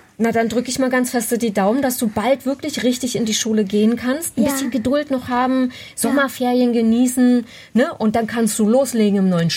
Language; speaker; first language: German; native; German